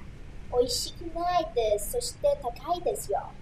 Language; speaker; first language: Japanese; non-native, learner; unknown